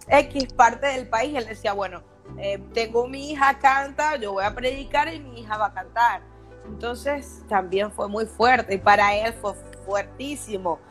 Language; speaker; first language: Spanish; native; Spanish